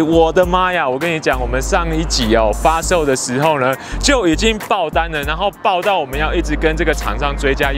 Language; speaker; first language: Chinese; native; Chinese